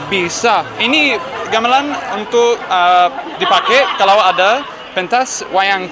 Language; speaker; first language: Indonesian; non-native, learner; English